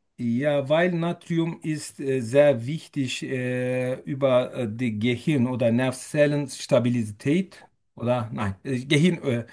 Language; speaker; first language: German; non-native, fluent; Turkish